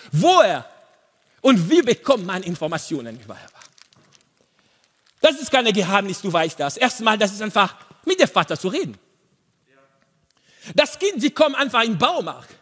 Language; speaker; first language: German; non-native, learner; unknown